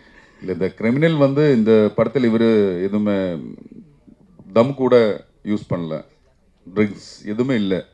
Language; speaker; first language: Tamil; non-native, learner; Malayalam